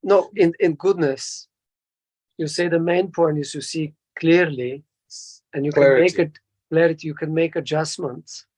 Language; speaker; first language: English; non-native, fluent; Bulgarian